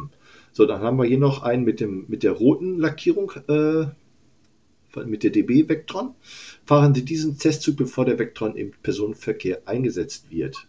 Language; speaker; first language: German; native; German